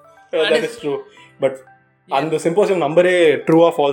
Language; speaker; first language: English; non-native, local second language; Tamil